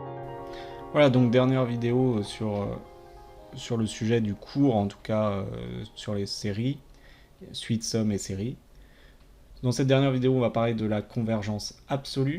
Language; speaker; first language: French; native; French